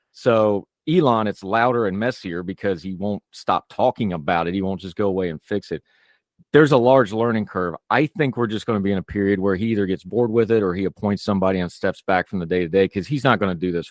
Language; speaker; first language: English; native; English